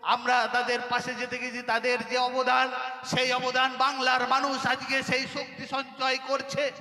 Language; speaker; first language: Bangla; non-native, local second language; Santali